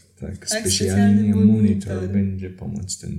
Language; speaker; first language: Polish; non-native, learner; English